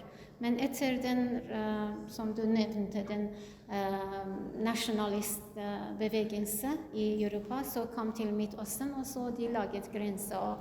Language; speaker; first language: Norwegian; non-native, learner; Kurdish